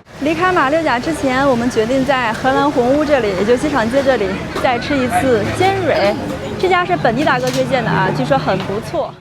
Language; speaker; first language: Chinese; native; Chinese